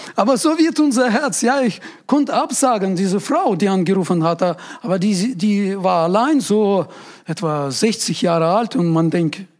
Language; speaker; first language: German; non-native, fluent; Russian